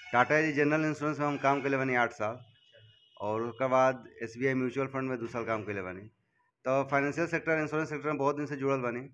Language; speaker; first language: Hindi; native; Hindi